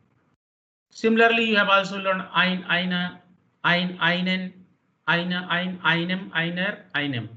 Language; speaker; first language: German; non-native, fluent; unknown